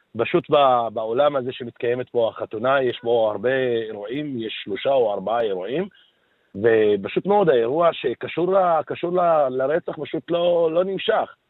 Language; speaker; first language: Hebrew; non-native, local second language; Arabic